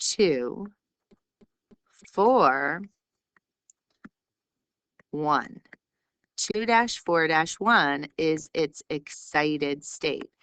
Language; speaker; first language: English; native; English